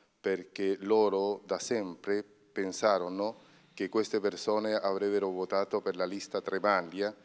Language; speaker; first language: Italian; non-native, fluent; Spanish